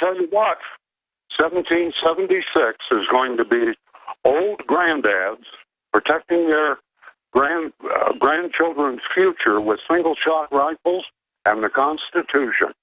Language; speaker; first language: English; native; English